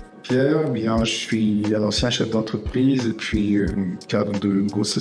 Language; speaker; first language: French; native; French